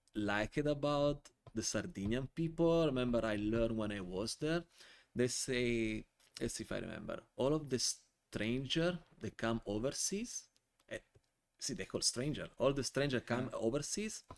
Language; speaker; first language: English; non-native, fluent; Italian